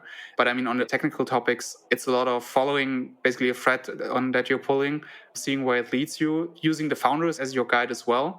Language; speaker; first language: English; non-native, fluent; German